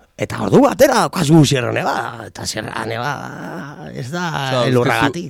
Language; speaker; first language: Basque; non-native, local second language; Spanish